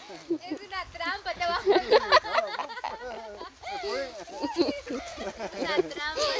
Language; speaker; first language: Spanish; native; Spanish